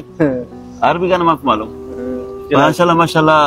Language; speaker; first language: Arabic; non-native, learner; Oromo